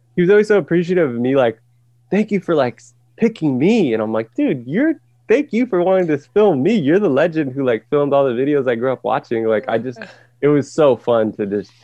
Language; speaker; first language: English; native; English